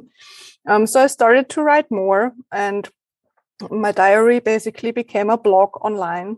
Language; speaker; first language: English; non-native, fluent; German